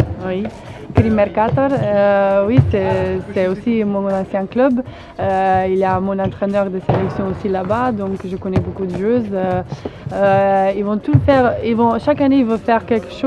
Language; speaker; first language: French; non-native, fluent; Slovenian